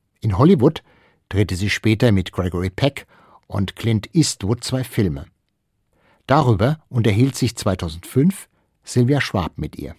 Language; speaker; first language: German; native; German